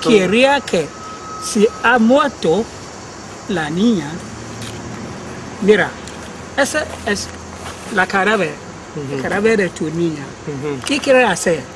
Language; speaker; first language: Spanish; non-native, learner; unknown